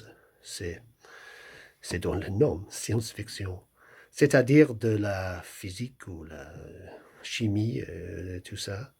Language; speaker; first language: French; non-native, fluent; English